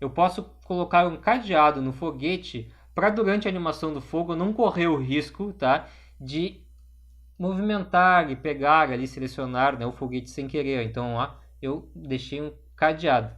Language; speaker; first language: Portuguese; native; Portuguese